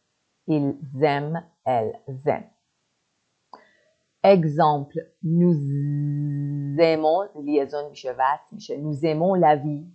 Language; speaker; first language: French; non-native, fluent; Persian